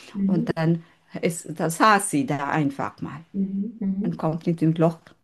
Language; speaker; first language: German; non-native, learner; Sinhala